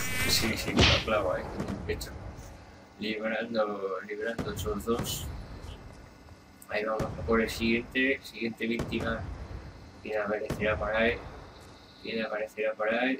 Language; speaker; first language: Spanish; native; Spanish